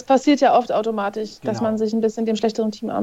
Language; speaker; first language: German; native; German